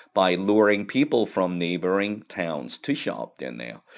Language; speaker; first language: English; non-native, fluent; Korean